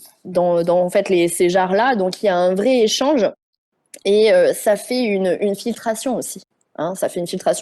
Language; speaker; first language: French; native; French